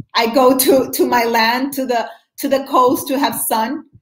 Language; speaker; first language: English; non-native, fluent; Spanish